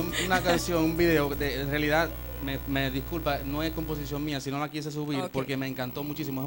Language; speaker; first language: Spanish; native; Spanish